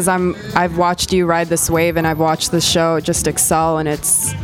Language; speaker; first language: English; native; English